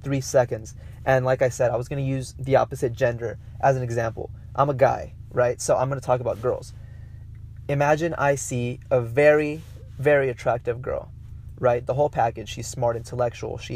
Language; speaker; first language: English; non-native, fluent; Spanish